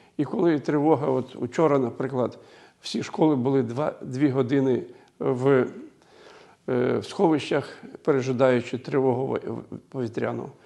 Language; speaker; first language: Ukrainian; native; Ukrainian